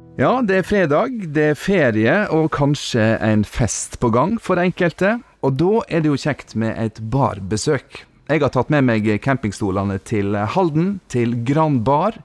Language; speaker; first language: Norwegian; native; Norwegian